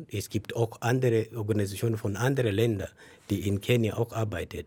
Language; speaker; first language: German; non-native, learner; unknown